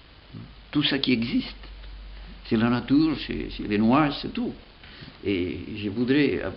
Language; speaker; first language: French; non-native, fluent; Catalan